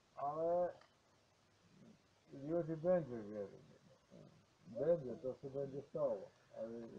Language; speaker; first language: Polish; non-native, learner; Ukrainian